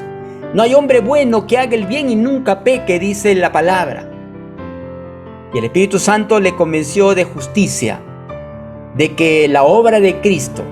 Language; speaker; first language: Spanish; native; Spanish